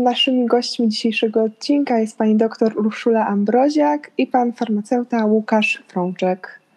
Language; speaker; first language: Polish; native; Polish